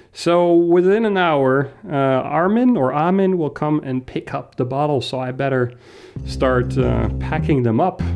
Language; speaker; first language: English; non-native, fluent; Dutch